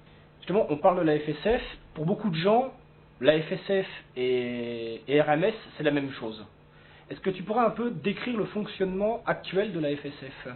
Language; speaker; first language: French; native; French